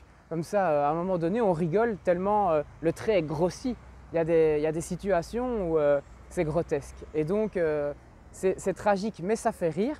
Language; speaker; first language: French; native; French